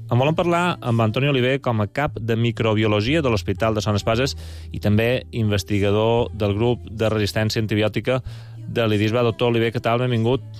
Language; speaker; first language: Catalan; native; Catalan